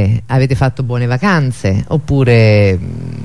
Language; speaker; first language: Italian; native; Italian